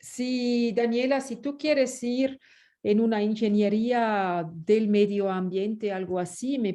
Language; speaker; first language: Spanish; non-native, fluent; French